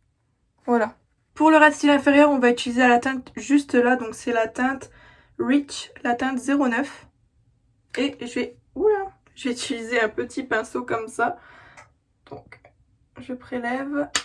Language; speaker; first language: French; native; French